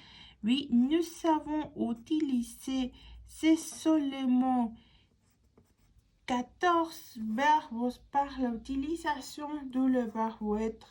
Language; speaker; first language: French; non-native, fluent; Spanish